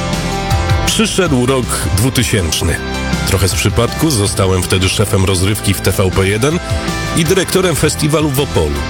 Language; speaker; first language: Polish; native; Polish